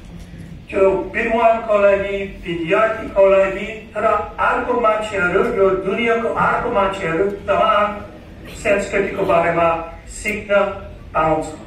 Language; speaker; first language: Nepali; non-native, learner; English